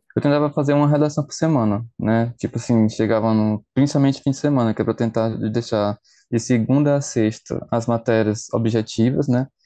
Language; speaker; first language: Portuguese; native; Portuguese